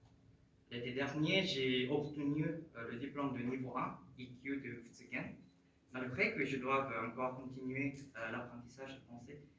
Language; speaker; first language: French; non-native, fluent; Japanese